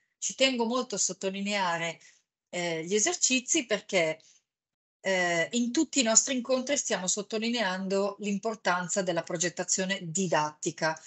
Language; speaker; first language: Italian; native; Italian